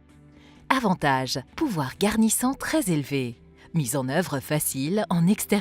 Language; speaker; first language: French; native; French